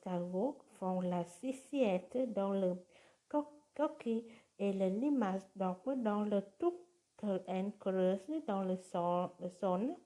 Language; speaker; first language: French; non-native, learner; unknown